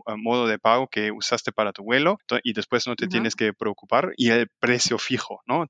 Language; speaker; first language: Spanish; non-native, fluent; German